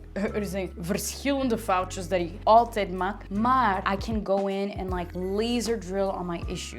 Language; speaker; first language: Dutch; non-native, learner; English